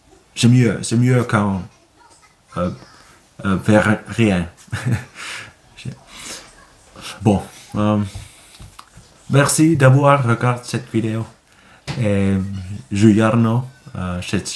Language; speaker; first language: French; non-native, learner; Finnish